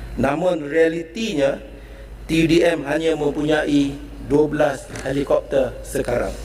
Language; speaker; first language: Malay; native; Malay